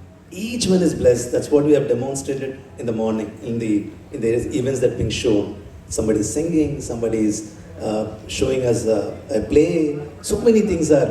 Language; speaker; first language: English; non-native, local second language; Telugu